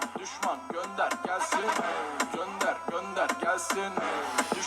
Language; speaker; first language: Turkish; native; Turkish